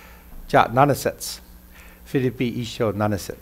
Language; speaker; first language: Japanese; non-native, fluent; English